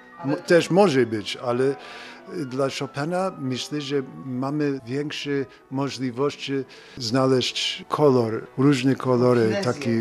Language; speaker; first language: Polish; non-native, learner; English